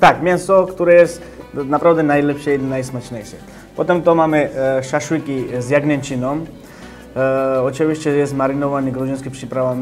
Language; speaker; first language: Polish; non-native, learner; Georgian